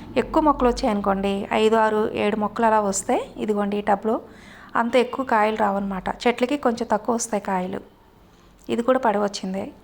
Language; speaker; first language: Telugu; native; Telugu